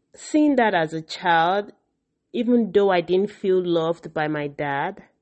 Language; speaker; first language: English; non-native, local second language; Yoruba